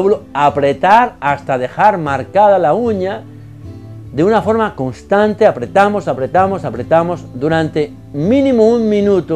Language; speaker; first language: Spanish; native; Spanish